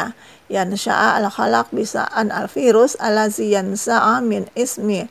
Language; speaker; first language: Arabic; non-native, fluent; Indonesian